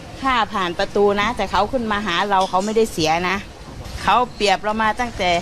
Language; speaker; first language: Thai; native; Thai